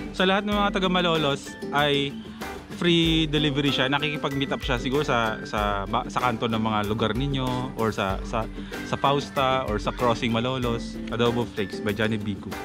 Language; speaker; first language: Filipino; non-native, local second language; Aklanon